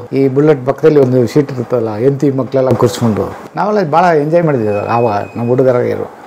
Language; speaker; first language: Kannada; non-native, local second language; Tamil